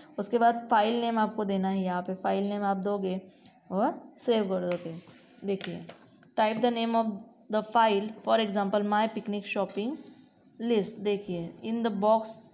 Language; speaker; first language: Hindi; non-native, local second language; Gujarati